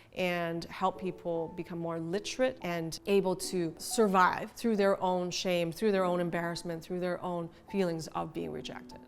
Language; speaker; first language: English; early bilingual, other home language; Cantonese